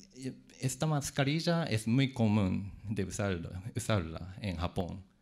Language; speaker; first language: Spanish; non-native, fluent; Japanese